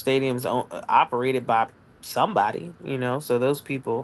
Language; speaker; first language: English; native; English